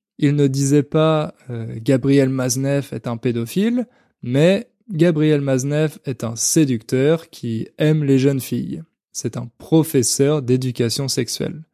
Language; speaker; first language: French; native; French